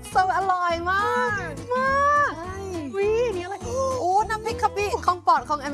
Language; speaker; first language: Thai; non-native, learner; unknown